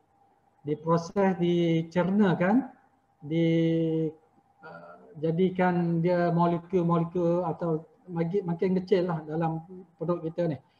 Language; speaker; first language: Malay; native; Malay